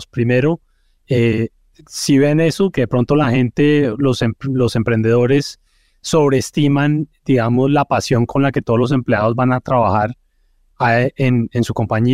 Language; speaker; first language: Spanish; native; Spanish